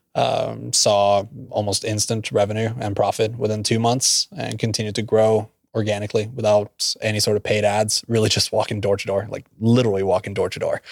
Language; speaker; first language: English; non-native, fluent; Norwegian